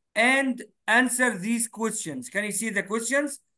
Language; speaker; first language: English; non-native, fluent; Arabic